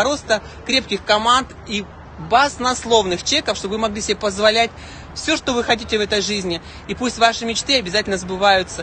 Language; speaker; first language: Russian; native; Russian